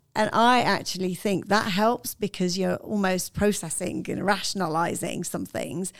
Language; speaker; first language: English; non-native, fluent; Arabic